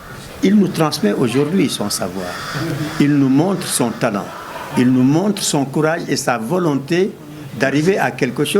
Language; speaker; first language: French; non-native, local second language; Wolof